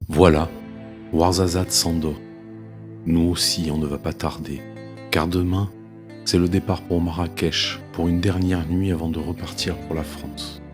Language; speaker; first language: French; native; French